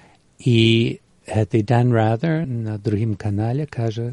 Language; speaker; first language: Belarusian; early bilingual, heritage; Belarusian